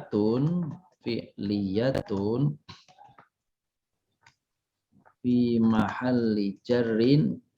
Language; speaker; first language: Arabic; non-native, fluent; Indonesian